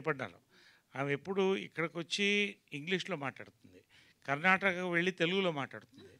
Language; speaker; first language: Telugu; native; Telugu